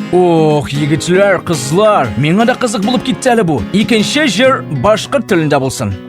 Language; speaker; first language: Tatar; early bilingual, heritage; Tatar